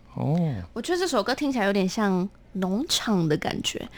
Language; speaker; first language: Chinese; non-native, local second language; Min Nan Chinese